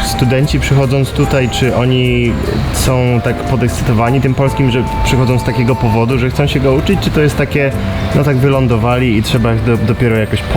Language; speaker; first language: Polish; native; Polish